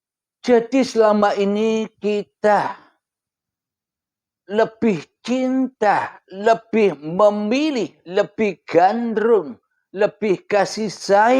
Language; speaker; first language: Indonesian; non-native, local second language; Javanese